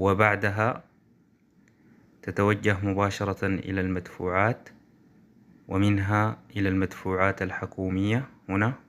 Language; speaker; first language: Arabic; native; Arabic